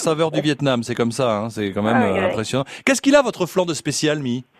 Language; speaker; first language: French; native; French